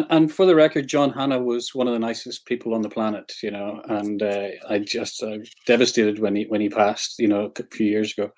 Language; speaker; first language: English; native; English